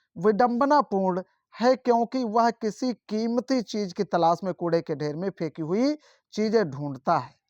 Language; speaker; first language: Hindi; native; Hindi